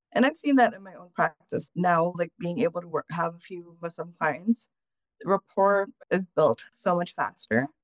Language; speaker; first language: English; native; English